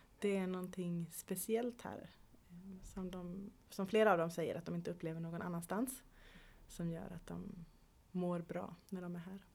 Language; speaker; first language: Swedish; native; Swedish